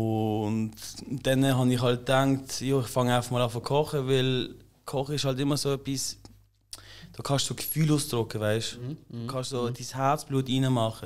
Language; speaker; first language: German; native; German